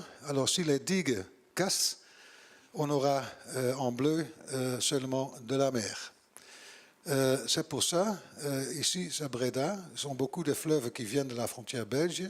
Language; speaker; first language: French; non-native, learner; Dutch